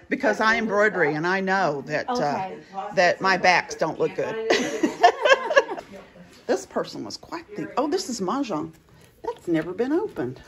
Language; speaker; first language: English; native; English